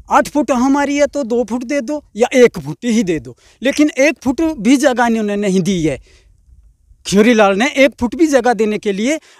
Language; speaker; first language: Hindi; non-native, local second language; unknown